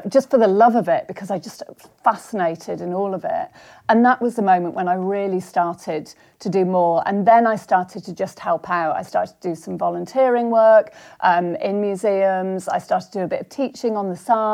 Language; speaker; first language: English; native; English